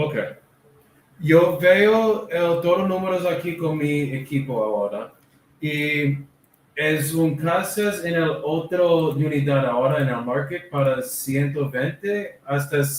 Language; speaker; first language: Spanish; non-native, learner; English